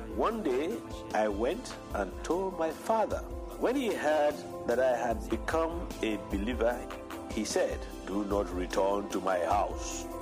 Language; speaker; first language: English; non-native, fluent; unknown